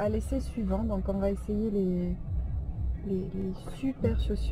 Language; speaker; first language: French; native; French